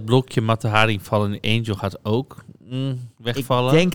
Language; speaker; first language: Dutch; native; Dutch